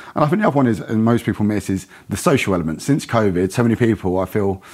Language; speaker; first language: English; native; English